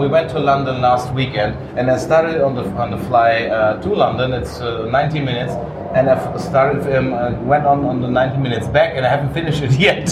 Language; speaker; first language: English; non-native, fluent; German